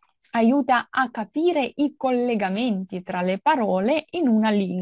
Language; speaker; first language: Italian; non-native, fluent; Russian